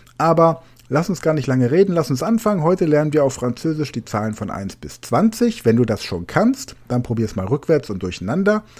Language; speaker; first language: German; native; German